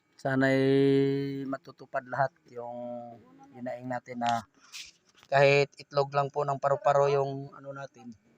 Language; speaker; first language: Filipino; non-native, local second language; Cebuano